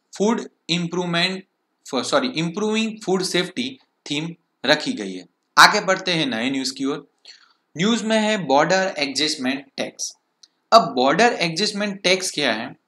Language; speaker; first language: Hindi; non-native, local second language; Gujarati